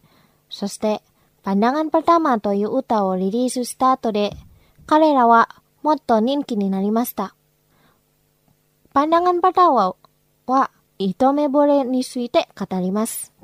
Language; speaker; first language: Japanese; non-native, fluent; Indonesian